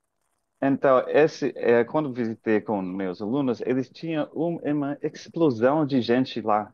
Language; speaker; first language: Portuguese; non-native, fluent; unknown